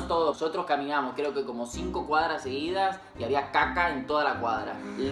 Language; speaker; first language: Spanish; native; Spanish